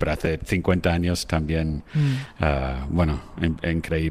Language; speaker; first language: Spanish; non-native, fluent; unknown